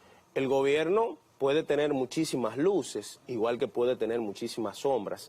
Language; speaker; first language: Spanish; native; Spanish